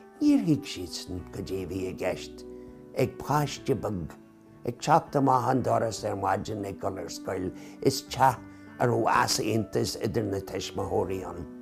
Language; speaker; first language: Irish; native; Irish